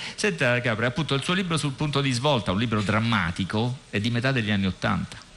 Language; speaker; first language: Italian; native; Italian